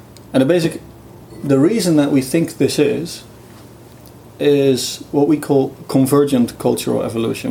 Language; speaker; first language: English; non-native, fluent; Dutch